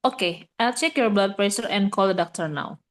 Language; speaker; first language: English; non-native, learner; Indonesian